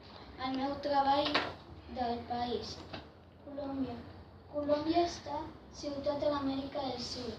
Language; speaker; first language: Catalan; non-native, learner; Spanish